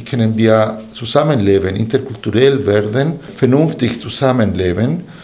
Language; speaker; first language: German; non-native, fluent; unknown